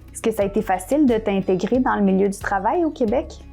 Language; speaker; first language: French; native; French